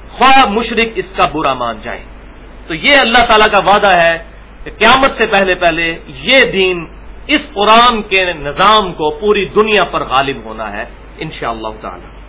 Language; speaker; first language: Urdu; non-native, local second language; Punjabi